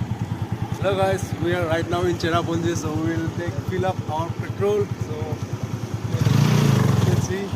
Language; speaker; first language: English; non-native, local second language; Hindi